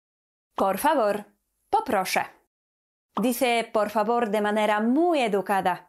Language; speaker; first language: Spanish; non-native, fluent; Polish